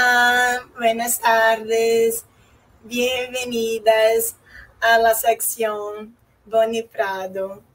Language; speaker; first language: Spanish; non-native, fluent; Portuguese